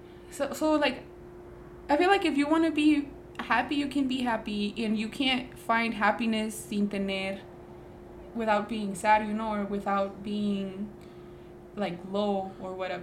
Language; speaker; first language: English; early bilingual, other home language; Spanish